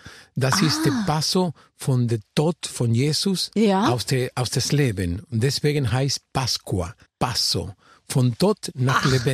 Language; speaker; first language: German; non-native, fluent; Spanish